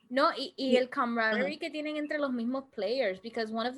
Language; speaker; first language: Spanish; early bilingual, heritage; Spanish